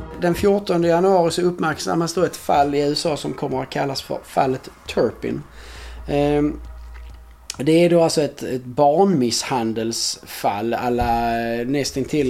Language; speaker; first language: Swedish; native; Swedish